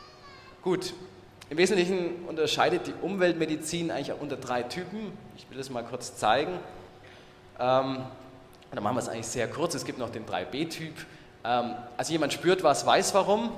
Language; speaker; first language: German; native; German